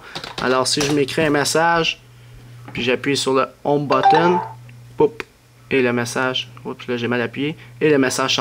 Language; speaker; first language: French; native; French